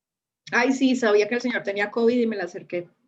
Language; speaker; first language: Spanish; native; Spanish